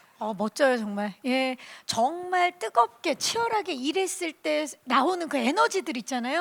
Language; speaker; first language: Korean; native; Korean